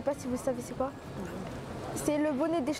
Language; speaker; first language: French; native; French